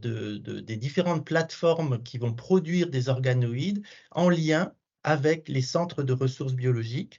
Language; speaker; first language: French; native; French